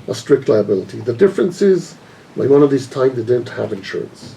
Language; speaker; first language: English; non-native, fluent; Hebrew